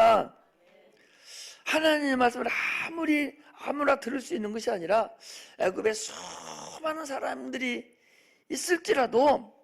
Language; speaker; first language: Korean; native; Korean